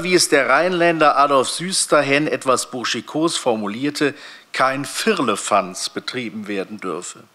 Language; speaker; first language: German; native; German